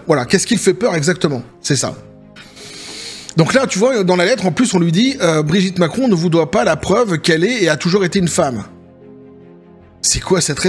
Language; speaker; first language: French; native; French